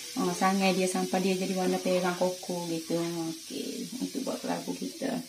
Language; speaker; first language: Malay; native; Malay